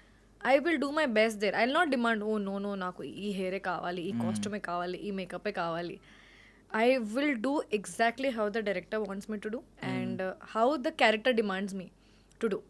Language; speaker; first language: Telugu; non-native, learner; Hindi